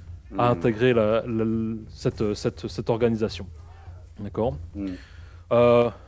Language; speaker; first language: French; native; French